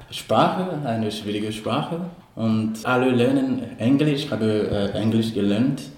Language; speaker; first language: German; non-native, learner; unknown